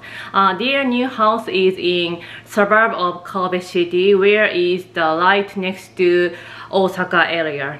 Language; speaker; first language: English; non-native, fluent; Japanese